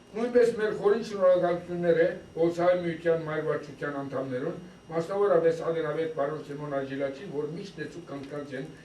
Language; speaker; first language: Armenian; native; Armenian